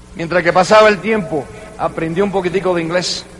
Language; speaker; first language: Spanish; early bilingual, heritage; Spanish